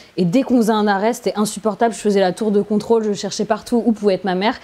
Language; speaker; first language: French; native; French